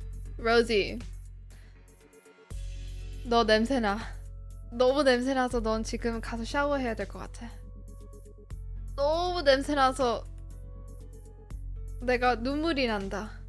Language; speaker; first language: Korean; early bilingual, heritage; English